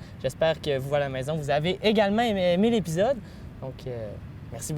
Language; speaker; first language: French; native; French